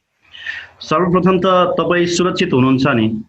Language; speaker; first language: Nepali; native; Nepali